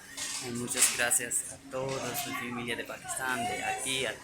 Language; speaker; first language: Spanish; non-native, learner; Urdu